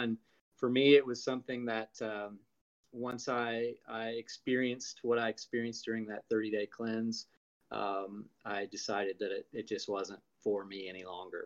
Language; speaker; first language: English; native; English